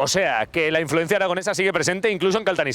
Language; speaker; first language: Spanish; native; Spanish